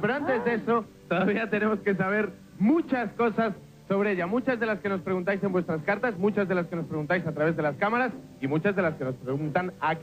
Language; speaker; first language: Spanish; native; Spanish